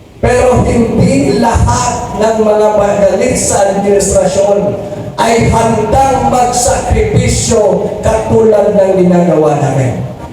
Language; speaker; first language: Filipino; non-native, local second language; Cebuano